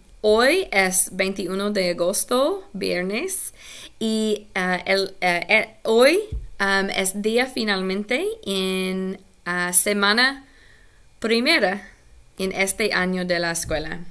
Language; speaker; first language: Spanish; non-native, learner; English